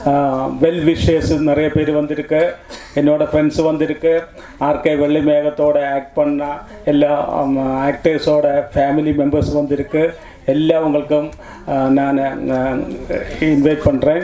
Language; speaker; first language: Tamil; non-native, local second language; Malayalam